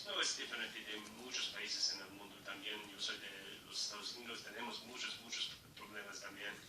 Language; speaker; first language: Spanish; non-native, learner; English